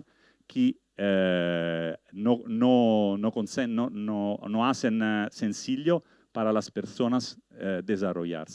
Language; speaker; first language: Spanish; non-native, learner; Italian